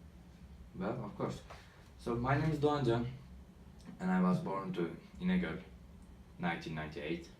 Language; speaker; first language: English; non-native, learner; Turkish